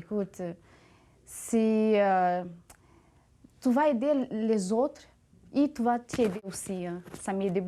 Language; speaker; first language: French; non-native, fluent; Portuguese